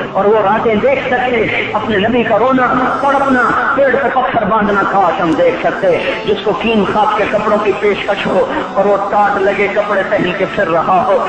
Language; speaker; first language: Urdu; non-native, local second language; Punjabi